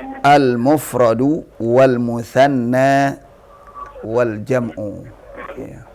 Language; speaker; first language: Arabic; non-native, fluent; Indonesian